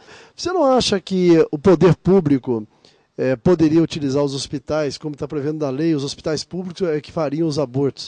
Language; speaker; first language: Portuguese; native; Portuguese